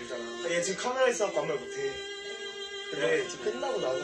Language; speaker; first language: Korean; native; Korean